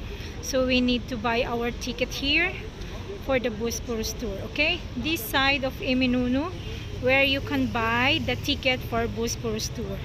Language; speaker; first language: English; non-native, local second language; Filipino